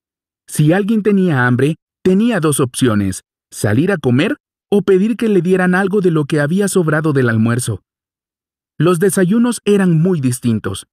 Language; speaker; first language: Spanish; native; Spanish